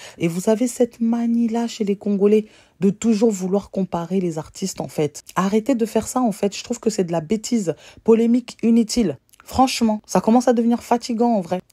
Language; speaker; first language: French; native; French